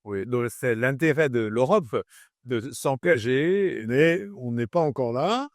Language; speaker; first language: French; non-native, fluent; Chinese